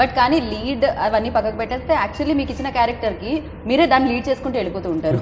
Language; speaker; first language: Telugu; native; Telugu